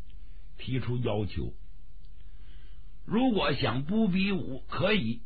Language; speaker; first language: Chinese; native; Chinese